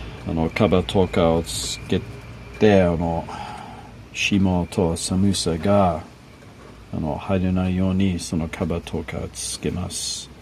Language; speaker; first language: Japanese; non-native, learner; English